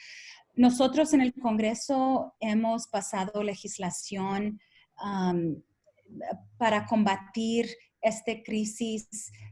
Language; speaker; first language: Spanish; early bilingual, heritage; Spanish